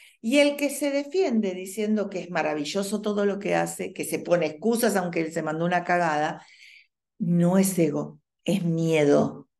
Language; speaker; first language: Spanish; native; Spanish